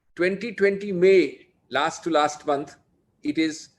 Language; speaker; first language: English; non-native, local second language; Hindi